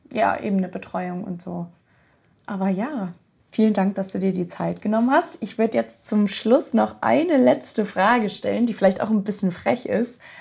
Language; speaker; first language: German; native; German